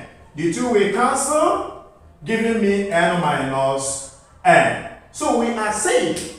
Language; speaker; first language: English; non-native, local second language; Igbo